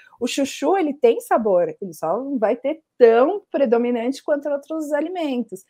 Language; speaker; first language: Portuguese; native; Portuguese